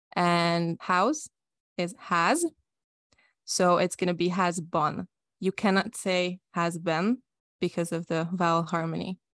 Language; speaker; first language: English; non-native, fluent; Hungarian